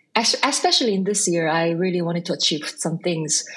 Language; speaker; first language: English; non-native, fluent; Korean